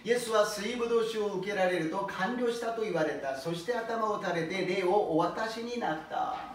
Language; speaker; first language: Japanese; non-native, fluent; Korean